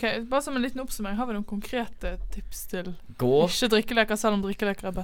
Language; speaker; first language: Norwegian; native; Norwegian